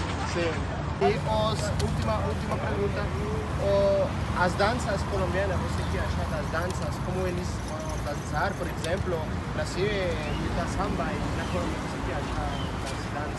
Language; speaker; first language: Portuguese; non-native, learner; French